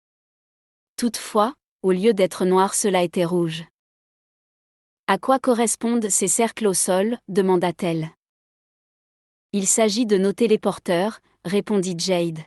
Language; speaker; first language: French; native; French